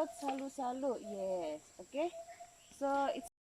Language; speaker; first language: English; non-native, local second language; Malay